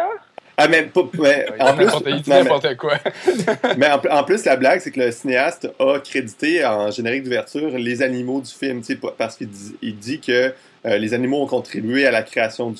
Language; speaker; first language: French; native; French